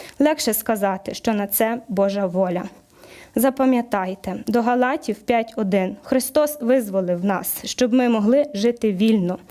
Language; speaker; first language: Ukrainian; native; Ukrainian